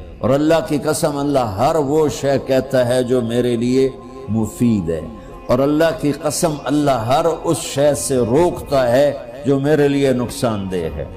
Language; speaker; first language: Urdu; non-native, local second language; Punjabi